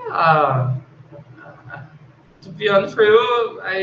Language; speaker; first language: English; non-native, learner; Portuguese